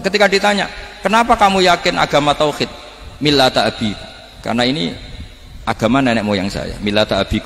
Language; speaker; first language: Indonesian; non-native, local second language; Javanese